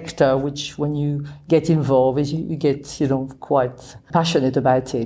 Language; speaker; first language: English; non-native, fluent; French